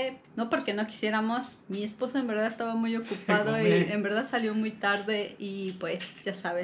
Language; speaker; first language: Spanish; native; Spanish